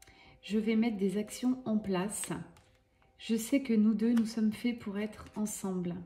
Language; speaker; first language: French; native; French